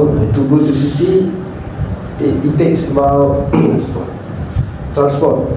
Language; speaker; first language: English; non-native, learner; Malay